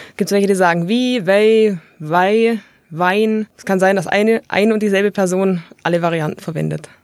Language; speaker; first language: German; native; German